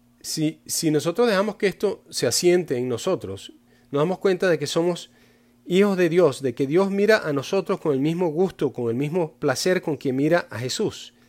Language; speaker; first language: Spanish; non-native, fluent; English